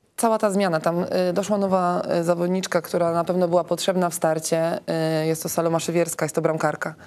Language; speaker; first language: Polish; native; Polish